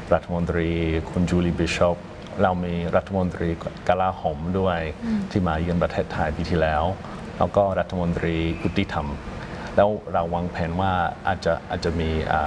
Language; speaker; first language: Thai; non-native, fluent; English